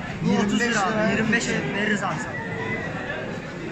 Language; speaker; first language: Turkish; native; Turkish